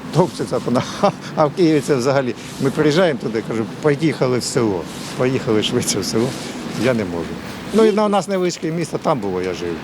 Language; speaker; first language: Ukrainian; native; Ukrainian